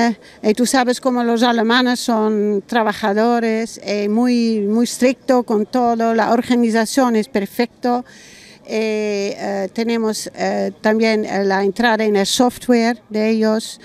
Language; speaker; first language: Spanish; non-native, learner; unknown